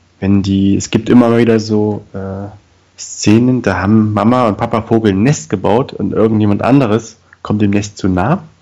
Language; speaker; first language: German; native; German